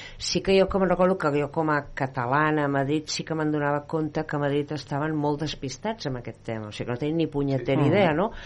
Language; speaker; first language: Catalan; native; Catalan